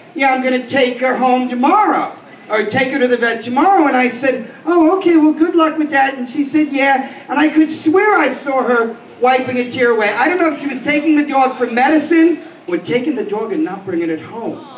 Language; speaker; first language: English; native; English